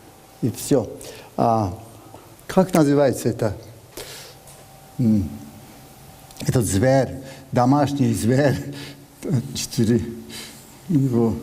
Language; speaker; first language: Russian; non-native, learner; Hungarian